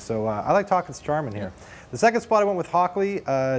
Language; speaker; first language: English; native; English